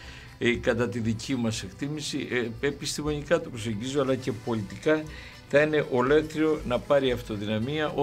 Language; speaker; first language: Greek; native; Greek